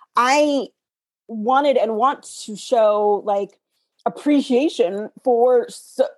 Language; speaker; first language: English; native; English